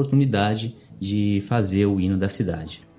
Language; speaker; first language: Portuguese; native; Portuguese